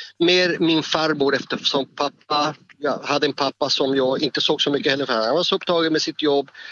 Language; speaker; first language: Swedish; non-native, fluent; Spanish